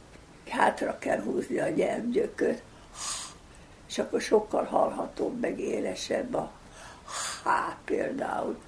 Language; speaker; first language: Hungarian; native; Hungarian